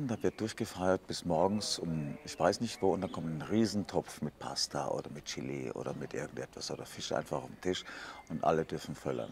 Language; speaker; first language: German; native; German